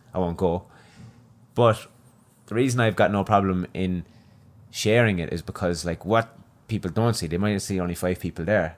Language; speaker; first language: English; native; English